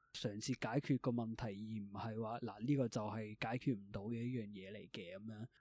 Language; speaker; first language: Cantonese; early bilingual, other home language; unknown